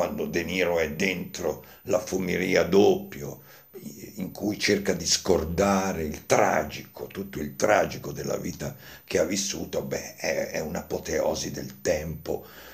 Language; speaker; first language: Italian; native; Italian